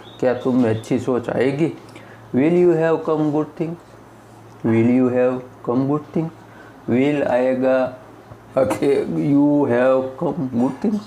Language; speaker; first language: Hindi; non-native, local second language; Gujarati